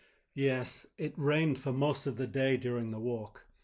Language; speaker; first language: English; native; English